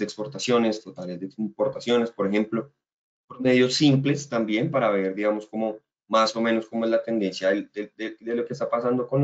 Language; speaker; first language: Spanish; native; Spanish